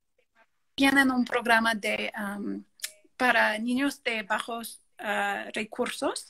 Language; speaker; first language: Spanish; non-native, fluent; English